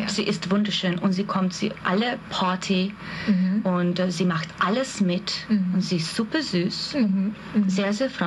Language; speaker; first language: German; non-native, fluent; Hungarian